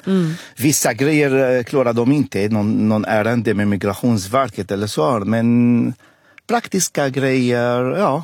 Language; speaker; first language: Swedish; non-native, fluent; Arabic